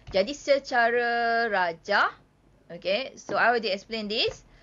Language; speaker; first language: English; non-native, local second language; Malay